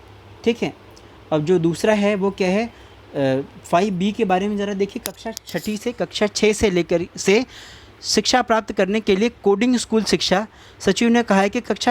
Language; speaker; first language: Hindi; native; Hindi